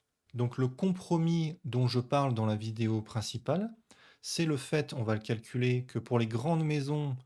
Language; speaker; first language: French; native; French